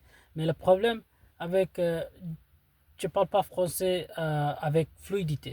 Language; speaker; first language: French; non-native, learner; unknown